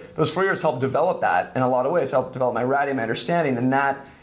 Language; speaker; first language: English; native; English